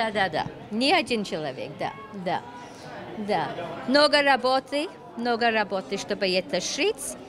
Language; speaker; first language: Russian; early bilingual, heritage; Russian